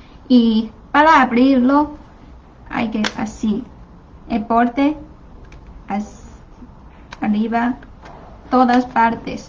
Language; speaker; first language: Spanish; non-native, learner; Chinese